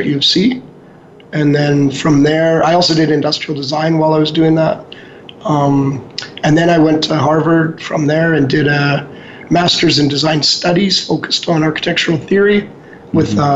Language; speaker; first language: English; native; English